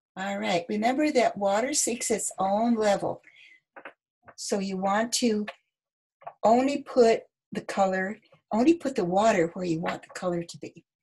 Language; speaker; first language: English; native; English